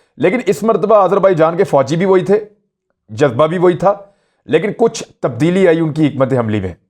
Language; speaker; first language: Urdu; non-native, local second language; Punjabi